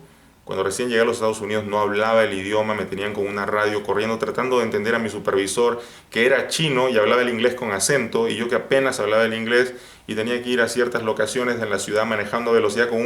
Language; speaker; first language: Spanish; native; Spanish